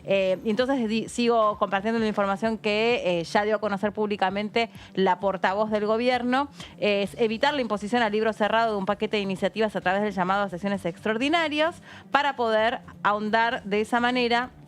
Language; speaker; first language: Spanish; native; Spanish